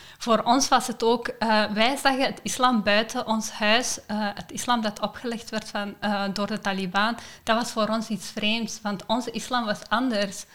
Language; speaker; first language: Dutch; non-native, fluent; Persian